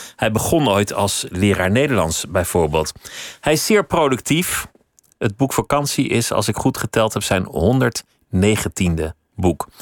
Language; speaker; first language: Dutch; native; Dutch